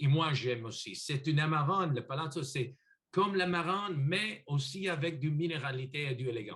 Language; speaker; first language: French; non-native, learner; English